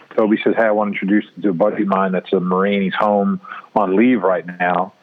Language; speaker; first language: English; native; English